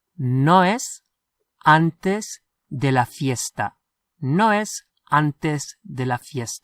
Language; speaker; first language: Spanish; non-native, fluent; English